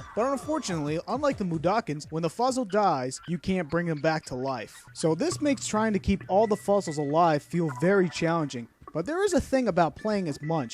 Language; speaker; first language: English; non-native, fluent; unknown